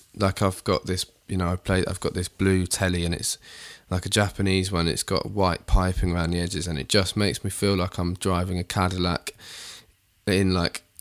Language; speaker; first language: English; native; English